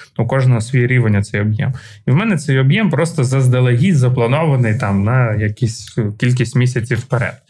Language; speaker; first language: Ukrainian; non-native, local second language; Russian